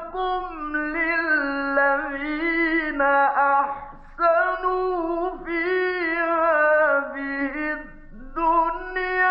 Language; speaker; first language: Arabic; native; Arabic